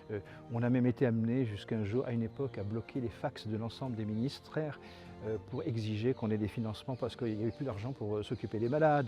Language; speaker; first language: French; native; French